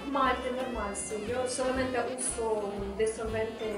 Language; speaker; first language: Spanish; non-native, fluent; Russian